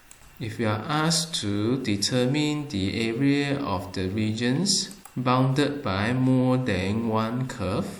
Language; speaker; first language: English; non-native, fluent; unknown